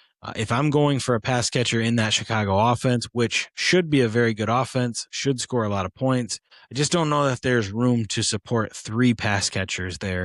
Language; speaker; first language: English; native; English